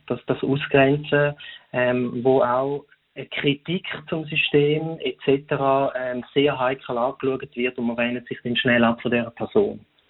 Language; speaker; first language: German; native; German